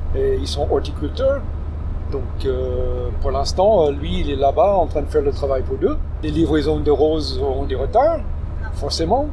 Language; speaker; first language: French; non-native, fluent; English